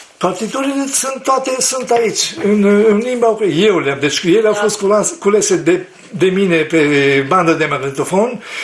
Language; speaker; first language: Romanian; non-native, local second language; Ukrainian